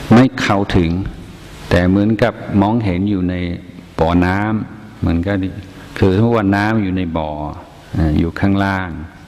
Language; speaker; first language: Thai; non-native, fluent; English